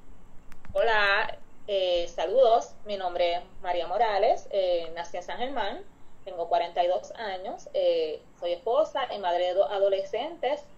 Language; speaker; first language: Spanish; native; Spanish